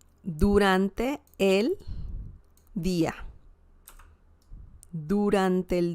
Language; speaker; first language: Spanish; non-native, fluent; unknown